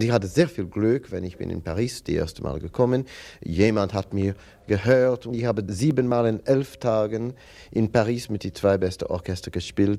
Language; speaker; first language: German; non-native, learner; English